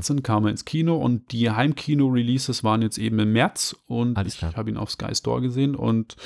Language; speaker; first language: German; native; German